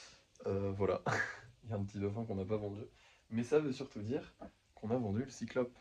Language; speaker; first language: French; native; French